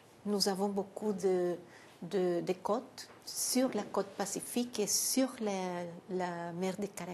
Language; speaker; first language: French; non-native, fluent; Spanish